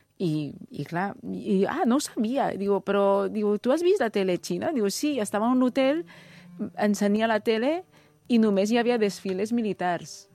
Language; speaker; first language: Catalan; non-native, fluent; Chinese